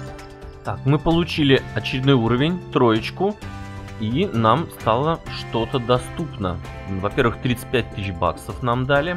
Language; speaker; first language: Russian; native; Russian